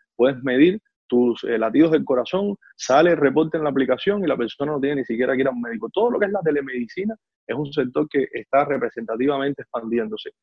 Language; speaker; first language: Spanish; native; Spanish